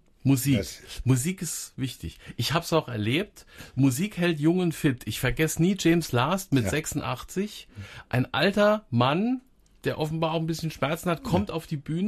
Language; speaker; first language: German; native; German